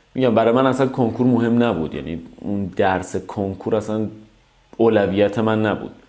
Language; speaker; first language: Persian; native; Persian